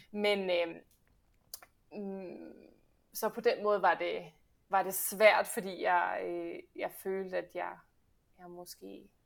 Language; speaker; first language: Danish; early bilingual, heritage; Danish